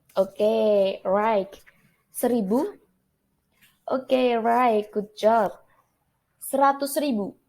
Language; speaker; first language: English; non-native, learner; Indonesian